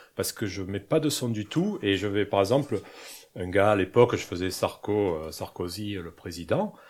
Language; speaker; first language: French; native; French